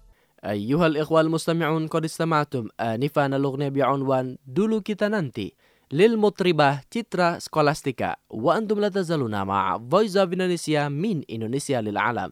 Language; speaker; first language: Arabic; non-native, fluent; Indonesian